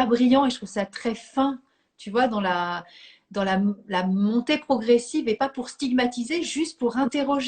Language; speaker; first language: French; native; French